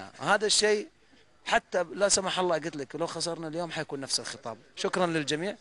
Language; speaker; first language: Arabic; native; Arabic